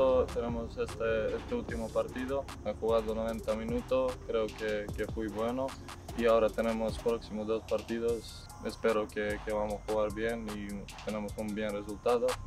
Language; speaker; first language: Spanish; non-native, learner; Serbian